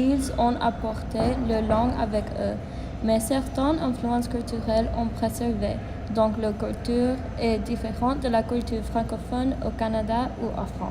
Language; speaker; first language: French; non-native, learner; English